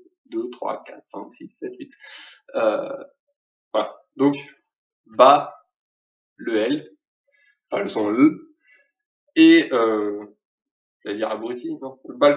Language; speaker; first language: French; native; French